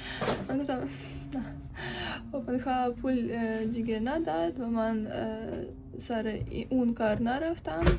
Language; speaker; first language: Persian; non-native, learner; Ukrainian